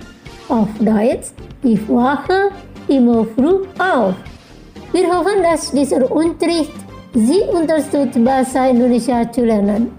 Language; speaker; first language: German; non-native, learner; Indonesian